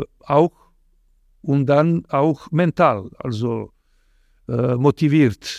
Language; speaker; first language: German; non-native, fluent; Serbian